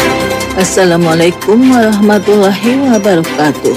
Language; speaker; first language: Arabic; non-native, fluent; Indonesian